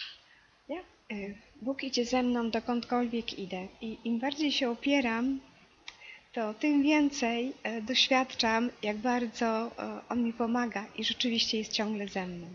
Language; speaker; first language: Polish; native; Polish